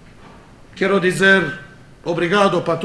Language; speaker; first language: Portuguese; non-native, fluent; Romanian